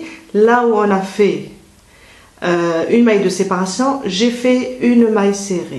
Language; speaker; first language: French; native; French